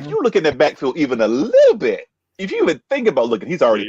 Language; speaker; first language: English; native; English